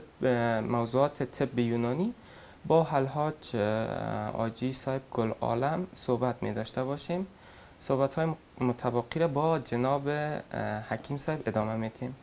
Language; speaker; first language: Persian; native; Persian